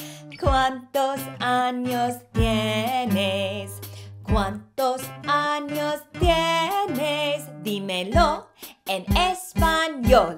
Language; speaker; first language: Spanish; non-native, fluent; English